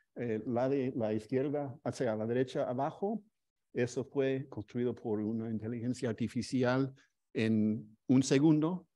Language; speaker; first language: Spanish; non-native, fluent; English